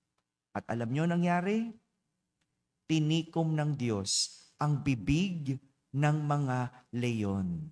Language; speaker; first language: Filipino; native; Filipino